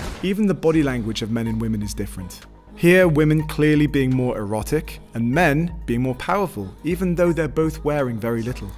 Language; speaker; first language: English; native; English